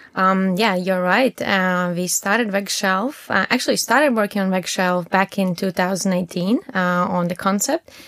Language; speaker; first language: English; non-native, fluent; Latvian